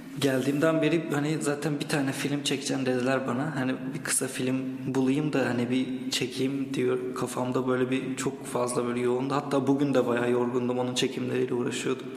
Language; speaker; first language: Turkish; native; Turkish